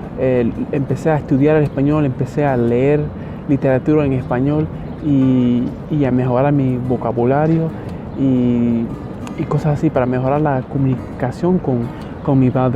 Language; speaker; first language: Spanish; early bilingual, heritage; Spanish